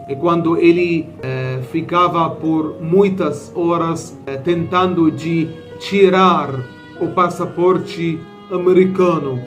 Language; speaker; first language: Portuguese; non-native, fluent; Arabic